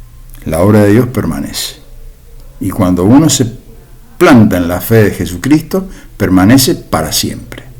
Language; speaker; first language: Spanish; native; Spanish